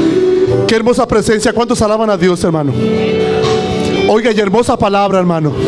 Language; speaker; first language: Spanish; native; Spanish